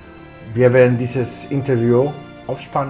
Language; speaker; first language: German; non-native, fluent; Spanish